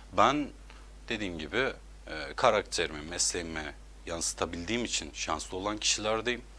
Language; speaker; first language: Turkish; native; Turkish